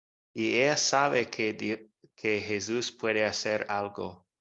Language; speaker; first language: Spanish; non-native, fluent; English